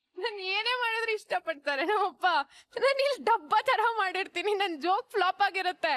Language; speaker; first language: Kannada; non-native, local second language; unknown